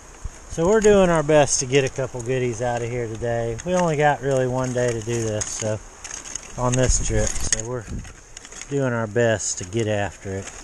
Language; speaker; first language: English; native; English